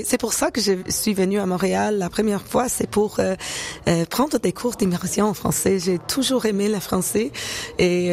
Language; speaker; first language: French; non-native, local second language; English